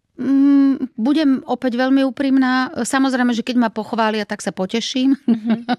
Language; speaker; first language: Slovak; native; Slovak